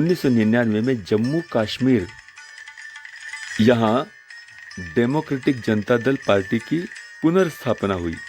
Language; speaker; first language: Hindi; non-native, local second language; Marathi